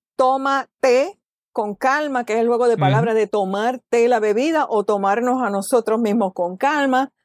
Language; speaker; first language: Spanish; native; Spanish